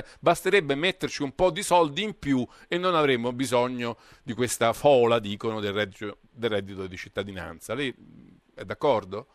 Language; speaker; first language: Italian; native; Italian